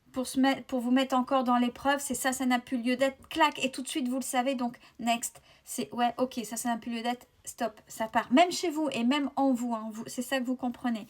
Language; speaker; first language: French; native; French